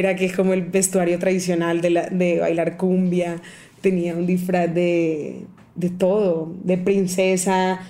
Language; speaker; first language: Spanish; native; Spanish